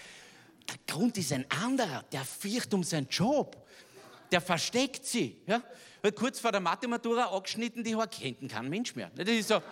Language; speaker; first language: German; native; German